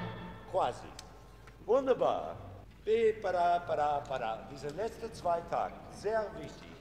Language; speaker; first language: German; non-native, fluent; English